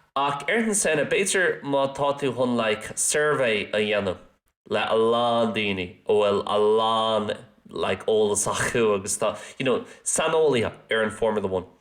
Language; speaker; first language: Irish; non-native, local second language; English